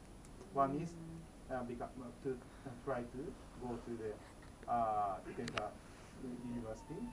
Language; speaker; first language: English; non-native, fluent; Japanese